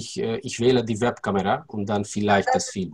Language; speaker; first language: German; non-native, learner; Hungarian